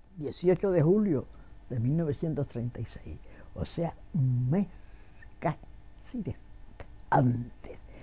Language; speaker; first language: Spanish; native; Spanish